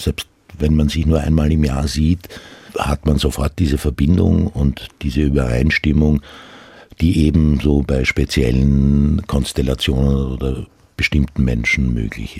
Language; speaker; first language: German; non-native, local second language; Croatian